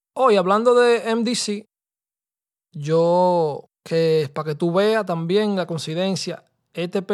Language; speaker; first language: Spanish; early bilingual, heritage; Spanish